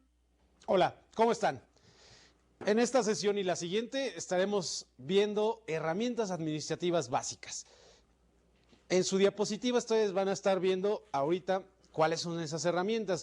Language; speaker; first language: Spanish; native; Spanish